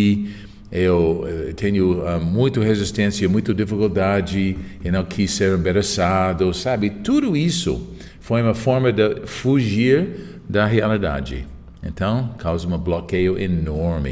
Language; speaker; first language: Portuguese; non-native, fluent; English